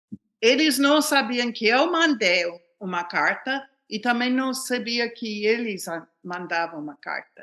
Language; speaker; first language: Portuguese; non-native, fluent; English